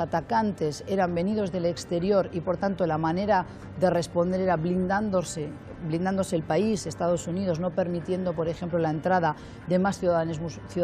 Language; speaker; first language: Spanish; native; Spanish